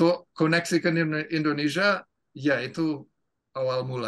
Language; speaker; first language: Indonesian; non-native, fluent; English